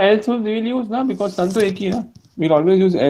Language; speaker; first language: Spanish; non-native, fluent; Hindi